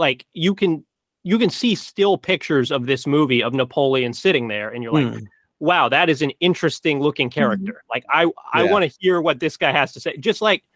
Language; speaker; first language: English; native; English